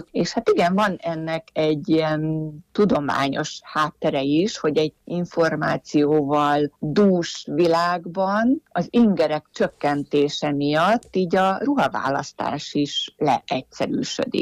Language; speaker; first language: Hungarian; native; Hungarian